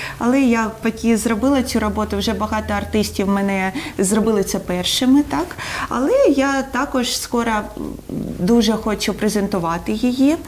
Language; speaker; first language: Ukrainian; non-native, local second language; Russian